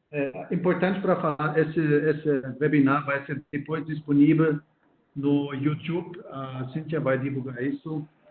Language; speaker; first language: Portuguese; non-native, fluent; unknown